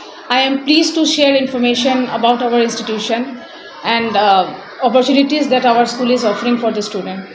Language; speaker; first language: English; non-native, local second language; Sylheti